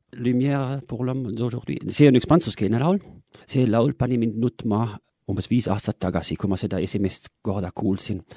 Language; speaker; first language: Estonian; non-native, fluent; German